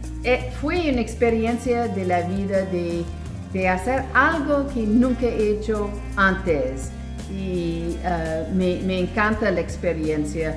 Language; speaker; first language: Spanish; non-native, learner; French